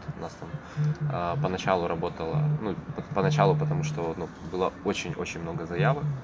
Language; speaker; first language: Russian; native; Russian